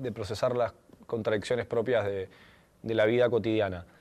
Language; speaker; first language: Spanish; native; Spanish